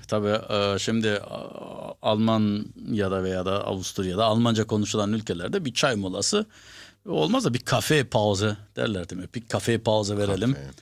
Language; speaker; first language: Turkish; early bilingual, heritage; Turkish